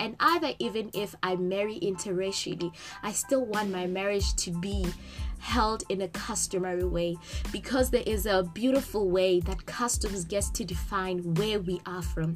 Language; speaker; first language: English; non-native, local second language; Southern Sotho